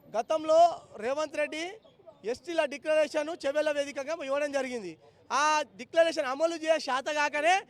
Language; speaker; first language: Telugu; non-native, local second language; Lambadi